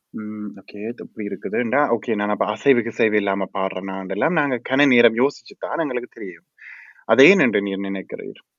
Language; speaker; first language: Tamil; early bilingual, heritage; Tamil